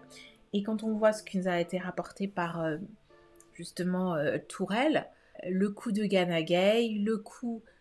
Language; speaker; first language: French; native; French